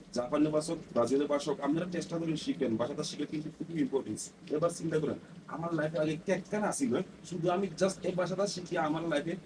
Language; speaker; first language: Bangla; non-native, learner; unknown